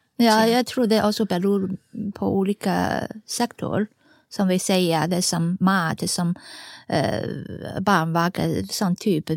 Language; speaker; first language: Swedish; non-native, fluent; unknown